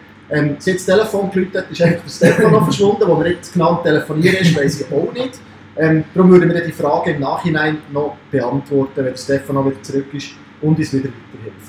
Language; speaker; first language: German; native; German